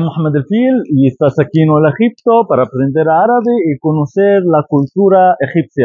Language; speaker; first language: Spanish; non-native, fluent; Arabic